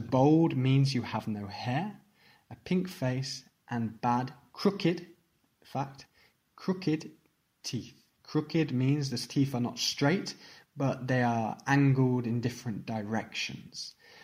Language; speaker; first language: English; native; English